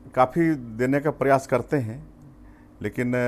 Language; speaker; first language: Hindi; native; Hindi